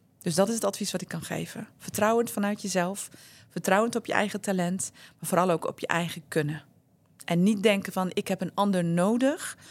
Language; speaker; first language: Dutch; early bilingual, other home language; Turkish